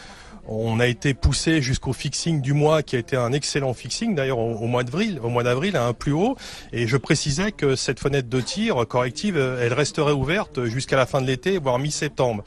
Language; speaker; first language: French; native; French